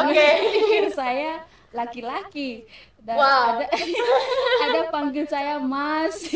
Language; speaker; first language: Indonesian; non-native, learner; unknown